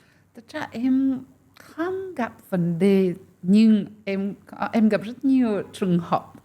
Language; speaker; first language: Vietnamese; non-native, fluent; French